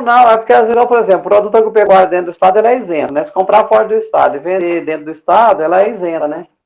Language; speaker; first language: Portuguese; native; Portuguese